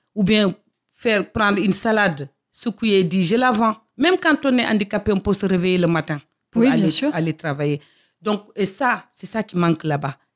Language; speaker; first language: French; non-native, local second language; Fula